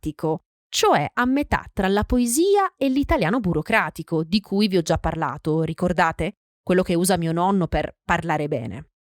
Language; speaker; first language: Italian; native; Italian